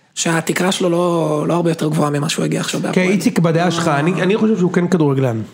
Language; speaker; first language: Hebrew; native; Hebrew